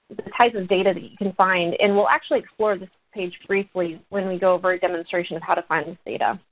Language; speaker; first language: English; native; English